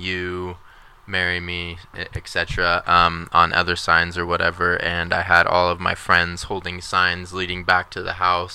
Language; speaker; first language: English; native; English